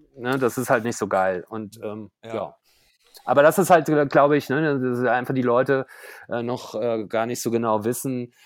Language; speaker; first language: German; native; German